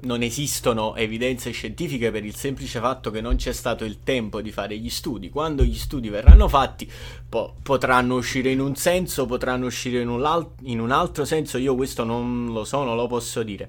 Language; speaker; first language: Italian; native; Italian